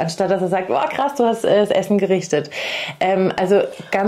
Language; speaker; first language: German; native; German